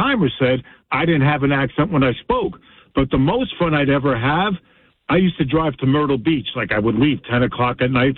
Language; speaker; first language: English; non-native, local second language; Greek